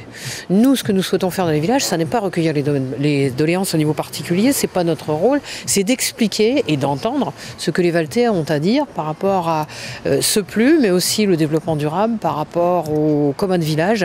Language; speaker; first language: French; native; French